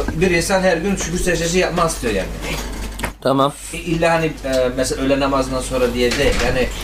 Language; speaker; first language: Turkish; early bilingual, heritage; Turkish